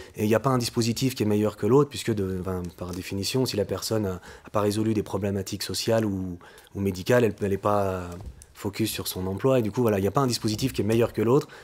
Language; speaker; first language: French; native; French